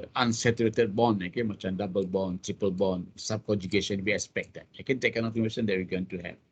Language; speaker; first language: English; non-native, local second language; Malay